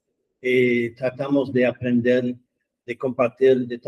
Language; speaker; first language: Spanish; non-native, fluent; English